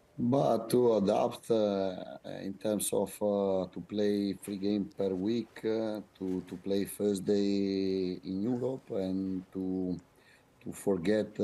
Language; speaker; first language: English; non-native, fluent; Italian